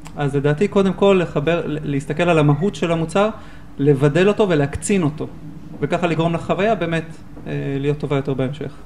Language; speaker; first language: Hebrew; native; Hebrew